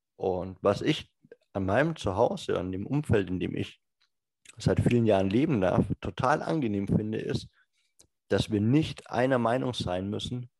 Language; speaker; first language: German; native; German